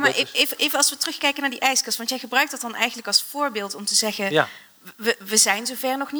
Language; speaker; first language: Dutch; native; Dutch